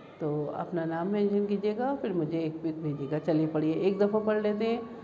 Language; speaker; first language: Hindi; native; Hindi